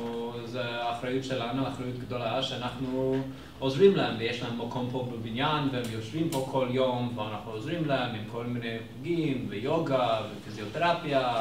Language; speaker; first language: Hebrew; non-native, fluent; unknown